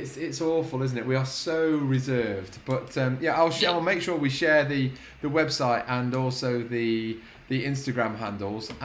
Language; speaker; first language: English; native; English